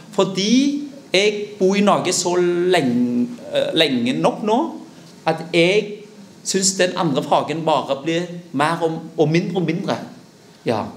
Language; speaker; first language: Norwegian; early bilingual, other home language; Vietnamese